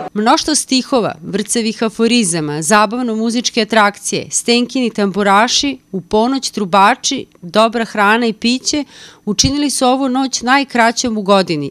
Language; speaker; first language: Serbian; native; Serbian